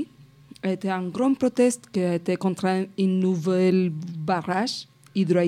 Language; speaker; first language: French; non-native, fluent; Spanish